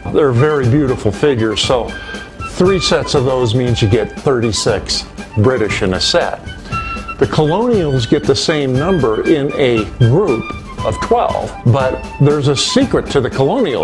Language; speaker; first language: English; native; English